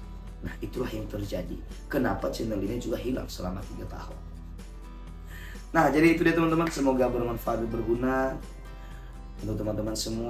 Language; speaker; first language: Indonesian; native; Indonesian